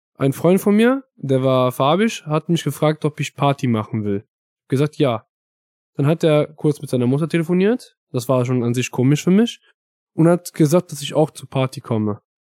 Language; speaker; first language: German; native; German